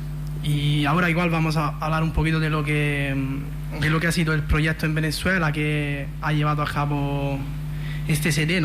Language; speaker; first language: Spanish; non-native, learner; Italian